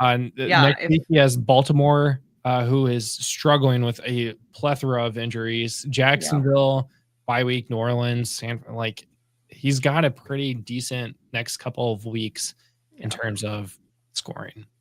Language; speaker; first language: English; native; English